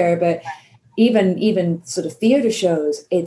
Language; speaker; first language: English; native; English